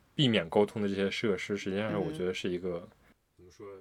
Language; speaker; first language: Chinese; native; Chinese